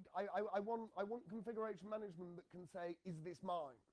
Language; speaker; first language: English; native; English